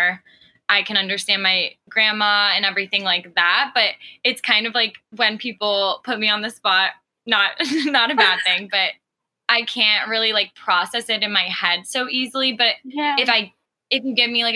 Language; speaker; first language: English; early bilingual, other home language; Arabic